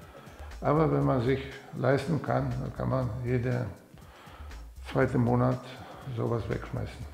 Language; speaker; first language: German; non-native, fluent; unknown